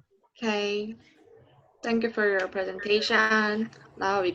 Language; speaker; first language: English; non-native, learner; Korean